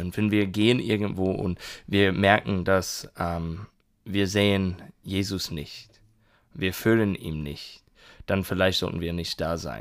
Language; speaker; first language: German; non-native, learner; English